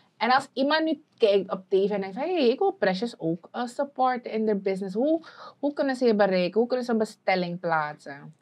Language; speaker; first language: Dutch; native; Dutch